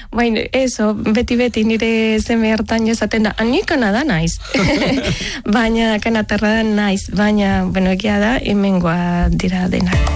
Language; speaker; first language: Basque; non-native, learner; Spanish